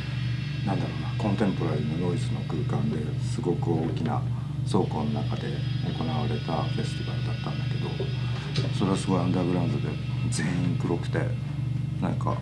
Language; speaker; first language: Japanese; native; Japanese